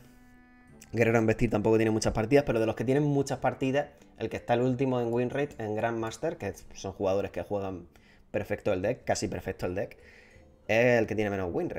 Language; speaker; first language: Spanish; native; Spanish